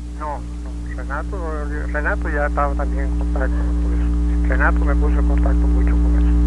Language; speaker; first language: Spanish; native; Spanish